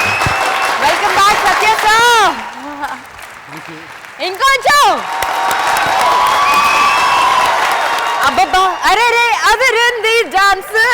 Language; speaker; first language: Telugu; native; Telugu